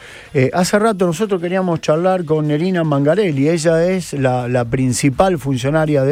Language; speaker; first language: Spanish; native; Spanish